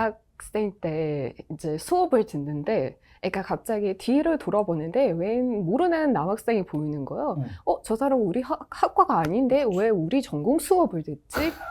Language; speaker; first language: Korean; non-native, fluent; Russian